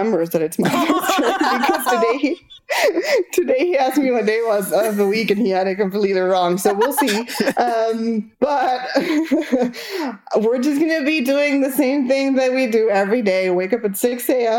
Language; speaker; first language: English; non-native, fluent; Spanish